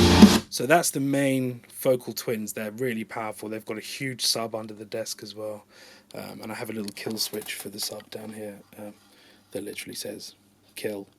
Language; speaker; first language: English; native; English